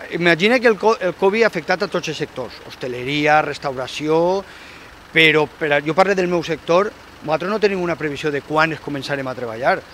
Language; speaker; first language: Catalan; native; Catalan